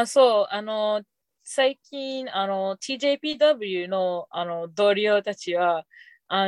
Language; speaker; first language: Japanese; non-native, fluent; English